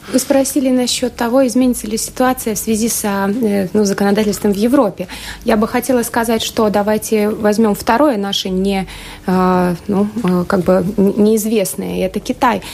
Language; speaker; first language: Russian; native; Russian